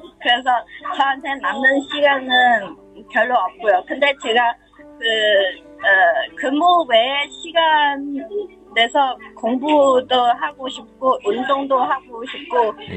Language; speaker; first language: Korean; non-native, learner; Chinese